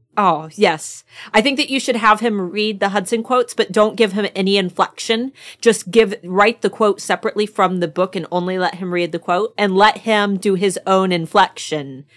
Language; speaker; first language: English; native; English